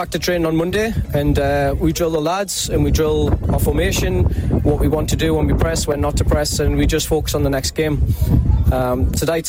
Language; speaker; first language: English; native; English